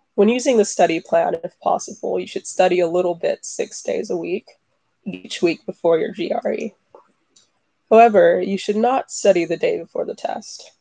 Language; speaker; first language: English; native; English